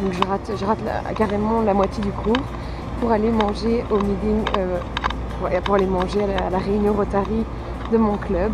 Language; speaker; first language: French; native; French